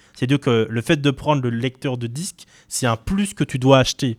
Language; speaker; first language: French; native; French